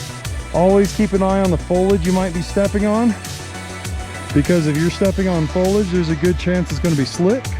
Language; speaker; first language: English; native; English